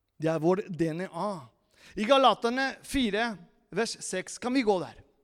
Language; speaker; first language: Norwegian; non-native, fluent; Spanish